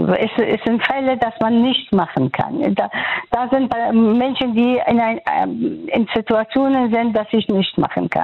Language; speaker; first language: German; non-native, fluent; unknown